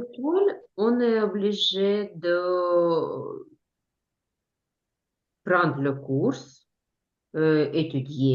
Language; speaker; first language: French; non-native, learner; Ukrainian